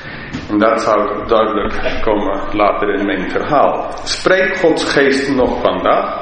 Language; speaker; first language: Dutch; non-native, fluent; English